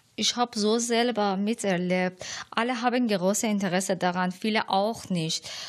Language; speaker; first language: German; non-native, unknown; Persian